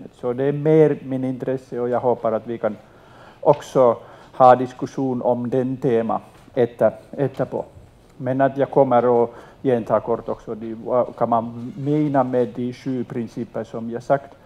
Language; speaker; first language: Swedish; non-native, local second language; Finnish